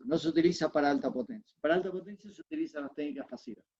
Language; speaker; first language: Spanish; native; Spanish